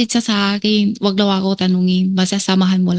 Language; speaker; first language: Filipino; early bilingual, other home language; Chinese